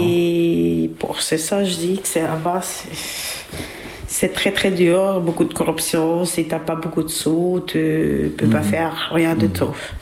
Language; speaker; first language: French; non-native, learner; Albanian